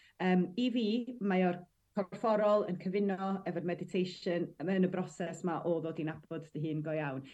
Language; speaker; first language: Welsh; native; Welsh